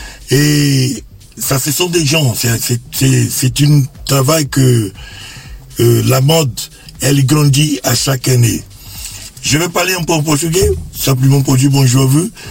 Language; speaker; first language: French; non-native, fluent; Portuguese